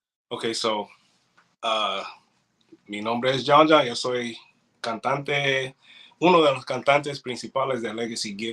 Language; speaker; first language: Spanish; early bilingual, heritage; English